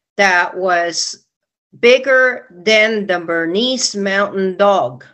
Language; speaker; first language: English; non-native, local second language; Filipino